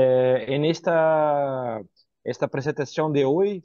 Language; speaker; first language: Spanish; non-native, learner; Portuguese